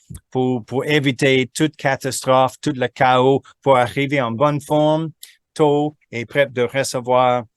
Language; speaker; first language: French; non-native, fluent; English